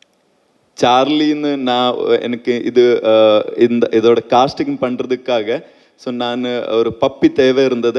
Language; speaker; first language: Tamil; non-native, fluent; Malayalam